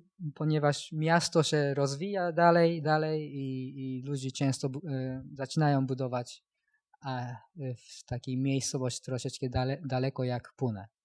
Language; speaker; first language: Polish; non-native, learner; Japanese